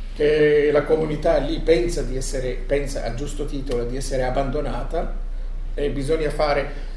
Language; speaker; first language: Italian; non-native, fluent; Arabic